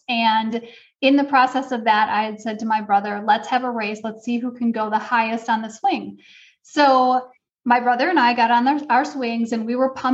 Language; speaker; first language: English; native; English